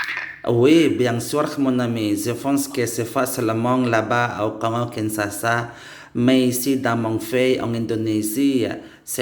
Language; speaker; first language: French; non-native, learner; Indonesian